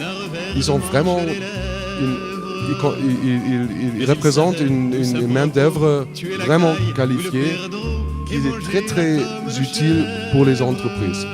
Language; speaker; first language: French; non-native, fluent; German